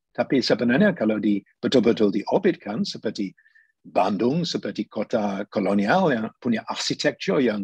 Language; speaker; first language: Indonesian; non-native, fluent; English